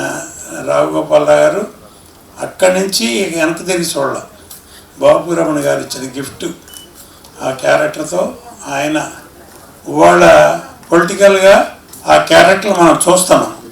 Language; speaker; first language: Telugu; native; Telugu